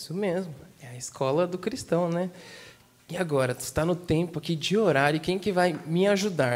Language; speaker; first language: Portuguese; native; Portuguese